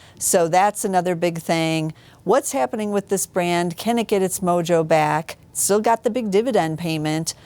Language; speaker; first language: English; native; English